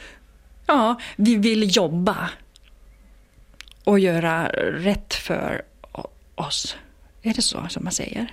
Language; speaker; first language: Swedish; non-native, fluent; Finnish